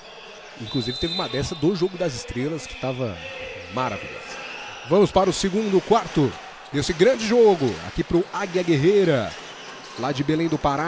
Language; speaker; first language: Portuguese; native; Portuguese